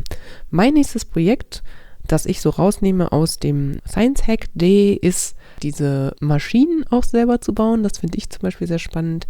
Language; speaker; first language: German; native; German